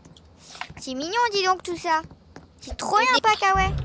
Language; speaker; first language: French; native; French